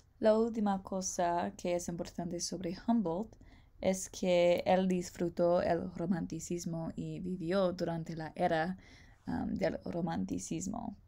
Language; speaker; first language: Spanish; non-native, learner; English